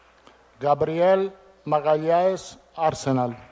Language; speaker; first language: Portuguese; non-native, fluent; Italian